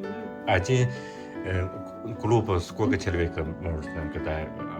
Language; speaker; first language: Russian; non-native, learner; Chinese